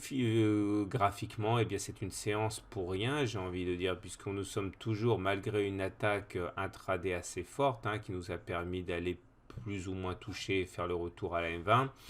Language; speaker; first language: French; native; French